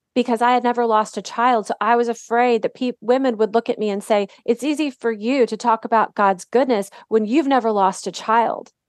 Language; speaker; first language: English; native; English